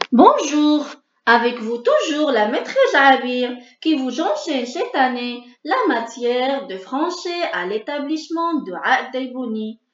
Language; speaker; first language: French; non-native, local second language; Arabic